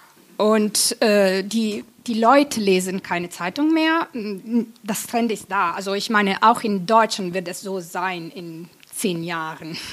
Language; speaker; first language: German; non-native, fluent; Italian